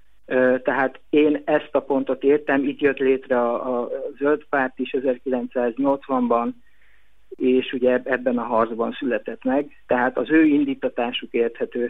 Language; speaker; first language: Hungarian; native; Hungarian